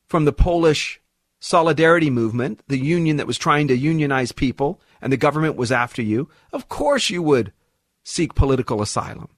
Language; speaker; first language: English; early bilingual, other home language; Arabic